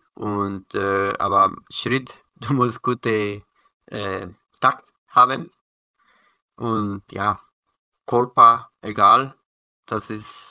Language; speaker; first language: German; non-native, learner; Spanish